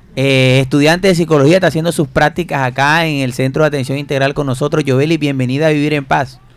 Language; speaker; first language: Spanish; native; Spanish